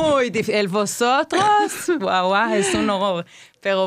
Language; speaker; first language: Spanish; non-native, fluent; Hebrew